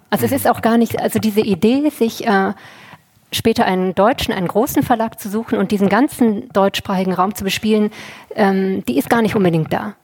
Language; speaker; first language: German; native; German